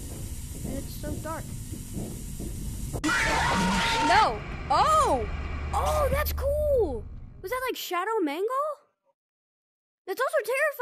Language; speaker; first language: English; native; English